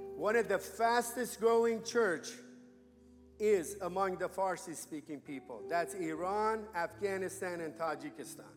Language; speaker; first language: English; non-native, fluent; Persian